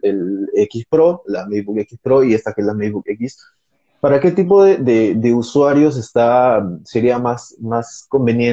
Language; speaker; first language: Spanish; native; Spanish